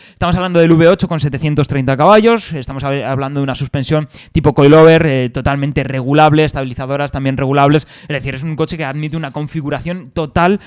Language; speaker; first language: Spanish; native; Spanish